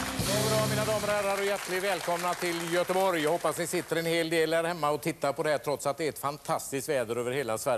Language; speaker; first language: Swedish; native; Swedish